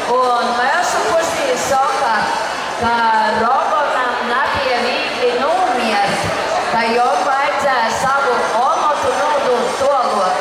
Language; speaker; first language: Latvian; native; Latvian